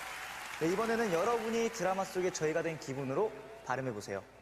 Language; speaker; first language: Korean; native; Korean